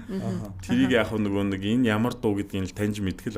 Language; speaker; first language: Mongolian; native; Mongolian